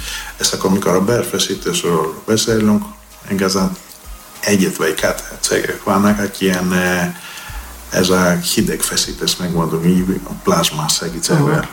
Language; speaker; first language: Hungarian; non-native, learner; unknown